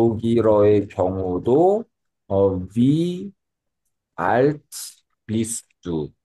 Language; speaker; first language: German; non-native, fluent; Korean